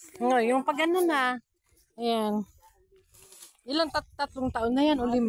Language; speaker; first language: Filipino; native; Filipino